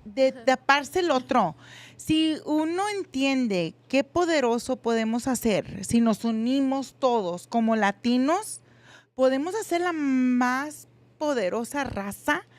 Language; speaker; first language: Spanish; early bilingual, heritage; Spanish